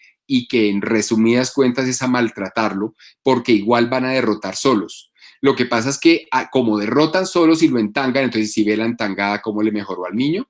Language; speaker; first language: Spanish; native; Spanish